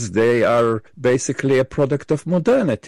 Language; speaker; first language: English; non-native, fluent; Hebrew